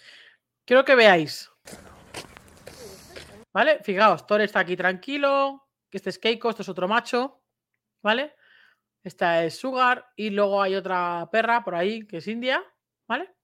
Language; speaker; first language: Spanish; native; Spanish